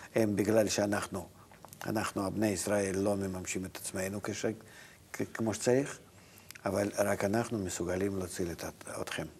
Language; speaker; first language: Hebrew; non-native, fluent; Russian